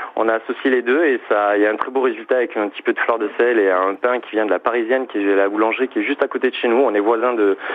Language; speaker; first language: French; native; French